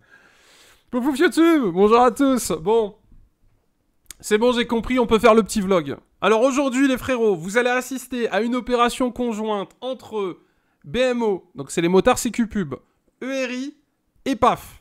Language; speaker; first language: French; native; French